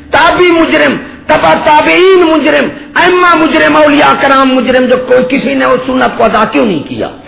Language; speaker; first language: Urdu; non-native, local second language; Punjabi